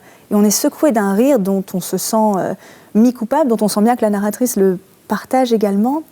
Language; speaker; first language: French; native; French